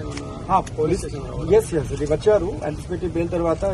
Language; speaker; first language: Telugu; non-native, local second language; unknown